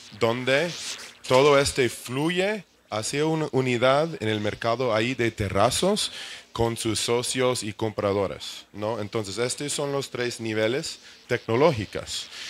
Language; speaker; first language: Spanish; non-native, fluent; English